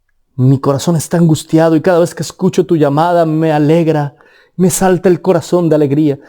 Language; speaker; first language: Spanish; native; Spanish